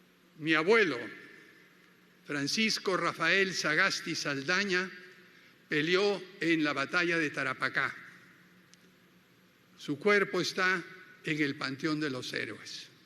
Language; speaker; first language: Spanish; native; Spanish